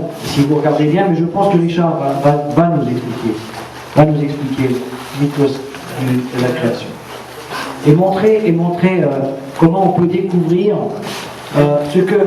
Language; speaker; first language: French; native; French